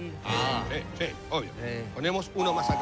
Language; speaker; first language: Spanish; native; Spanish